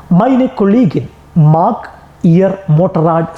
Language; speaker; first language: German; non-native, fluent; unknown